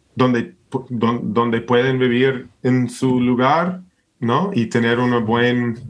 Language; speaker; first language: Spanish; non-native, fluent; English